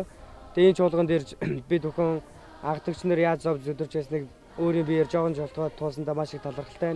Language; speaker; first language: Mongolian; native; Mongolian